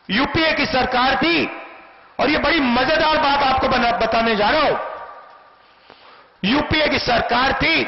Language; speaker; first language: Hindi; native; Hindi